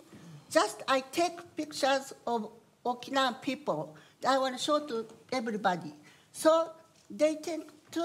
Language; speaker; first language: English; non-native, learner; Japanese